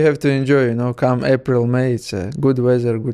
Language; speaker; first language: English; non-native, learner; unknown